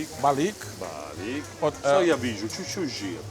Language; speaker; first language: Russian; non-native, learner; Italian